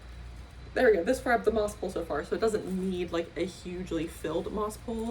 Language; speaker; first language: English; native; English